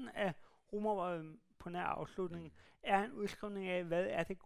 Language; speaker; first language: Danish; native; Danish